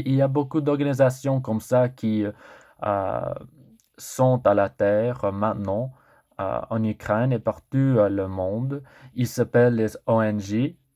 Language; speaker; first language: French; non-native, learner; English